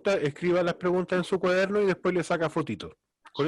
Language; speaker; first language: Spanish; native; Spanish